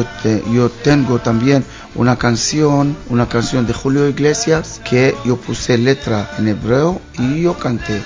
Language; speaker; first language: Spanish; non-native, learner; Hebrew